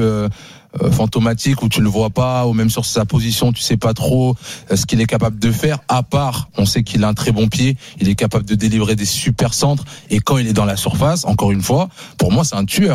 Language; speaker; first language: French; native; French